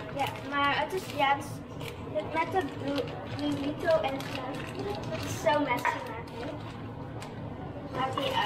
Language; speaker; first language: Dutch; early bilingual, other home language; Indonesian